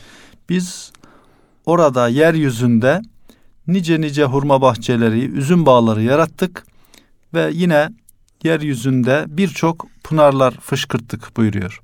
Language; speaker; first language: Turkish; native; Turkish